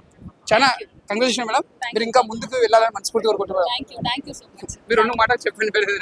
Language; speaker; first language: Telugu; native; Telugu